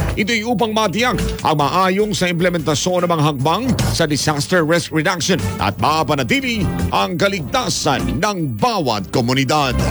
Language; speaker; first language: Filipino; non-native, local second language; Cebuano